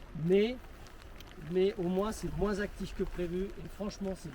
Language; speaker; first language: French; native; French